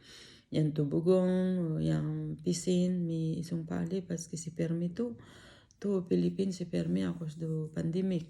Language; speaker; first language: French; non-native, learner; Filipino